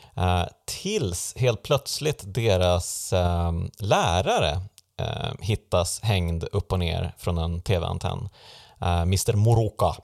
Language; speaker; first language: Swedish; native; Swedish